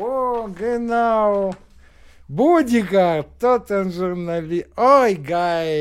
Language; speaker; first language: German; non-native, learner; Russian